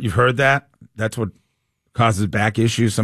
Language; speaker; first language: English; native; English